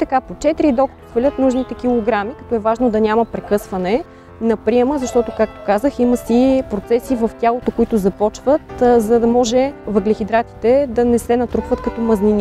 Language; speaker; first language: Bulgarian; native; Bulgarian